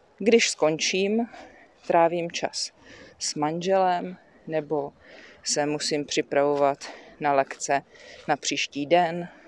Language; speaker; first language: Czech; native; Czech